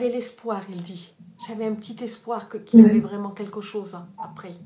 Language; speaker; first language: French; native; French